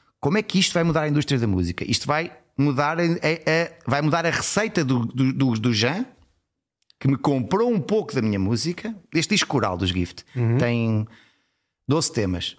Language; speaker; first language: Portuguese; early bilingual, heritage; Portuguese